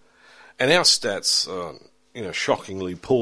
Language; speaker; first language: English; early bilingual, other home language; German